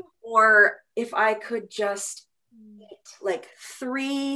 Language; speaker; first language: English; native; English